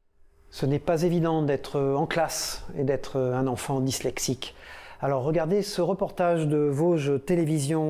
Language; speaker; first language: French; native; French